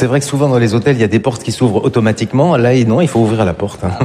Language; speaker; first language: French; native; French